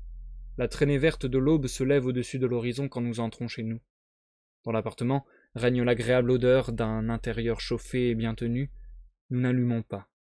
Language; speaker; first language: French; native; French